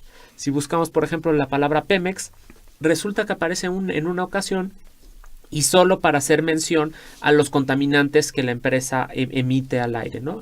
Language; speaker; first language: Spanish; native; Spanish